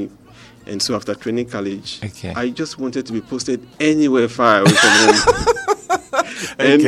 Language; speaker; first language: English; non-native, local second language; Ewe